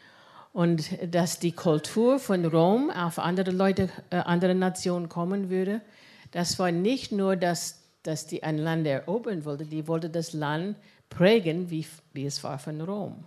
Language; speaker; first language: German; non-native, fluent; English